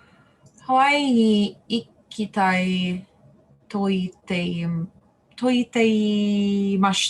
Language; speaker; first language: Japanese; non-native, learner; English